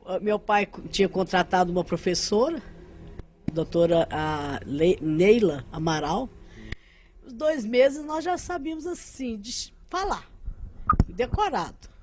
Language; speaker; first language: Portuguese; early bilingual, other home language; Arabic